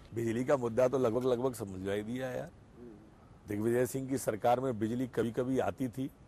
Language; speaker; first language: Hindi; native; Hindi